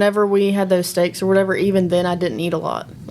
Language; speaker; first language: English; native; English